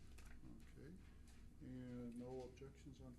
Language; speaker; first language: English; native; English